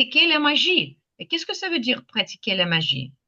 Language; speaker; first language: French; non-native, fluent; Ukrainian